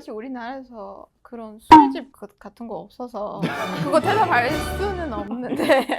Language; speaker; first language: Korean; non-native, learner; Persian